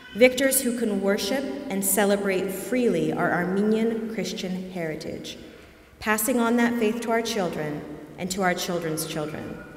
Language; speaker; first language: English; native; English